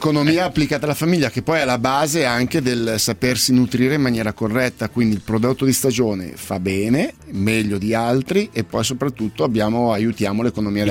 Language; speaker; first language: Italian; native; Italian